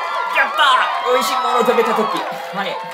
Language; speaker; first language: Japanese; non-native, learner; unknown